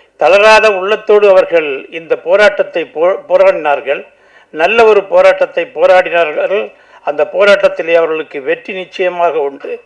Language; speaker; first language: Tamil; native; Tamil